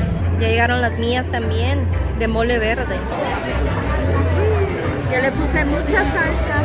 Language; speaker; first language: Spanish; native; Spanish